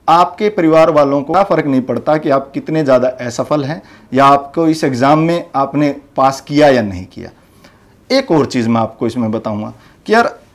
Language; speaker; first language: Hindi; native; Hindi